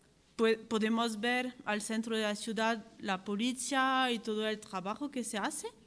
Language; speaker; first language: Spanish; non-native, fluent; French